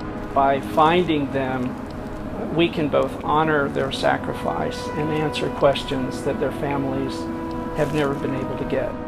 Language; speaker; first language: English; native; English